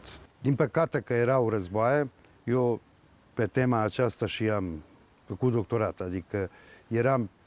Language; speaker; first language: Romanian; early bilingual, heritage; Serbian